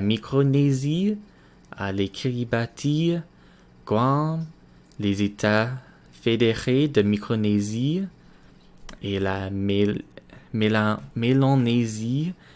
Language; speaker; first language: French; non-native, learner; English